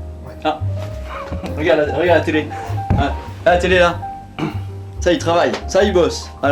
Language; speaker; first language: French; native; French